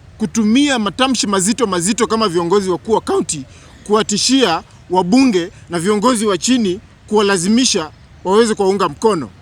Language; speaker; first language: Swahili; non-native, local second language; Luyia